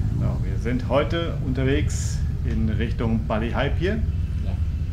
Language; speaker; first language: German; native; German